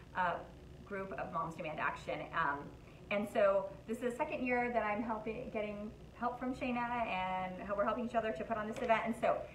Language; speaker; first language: English; native; English